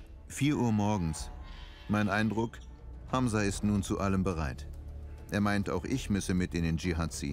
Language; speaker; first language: German; non-native, fluent; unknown